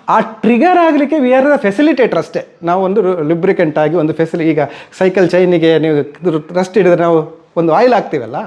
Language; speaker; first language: Kannada; native; Kannada